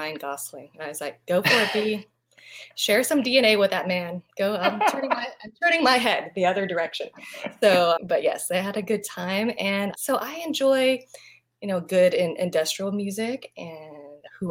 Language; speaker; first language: English; non-native, fluent; Vietnamese